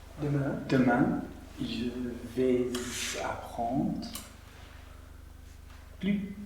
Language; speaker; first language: French; non-native, learner; English